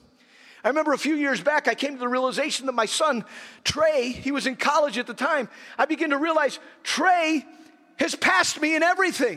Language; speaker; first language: English; native; English